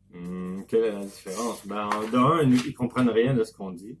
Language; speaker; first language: French; native; French